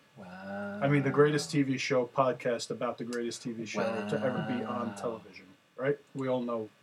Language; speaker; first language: English; native; English